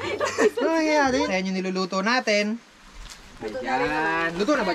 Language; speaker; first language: Filipino; native; Filipino